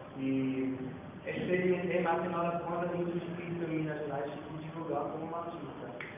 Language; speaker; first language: Portuguese; non-native, fluent; German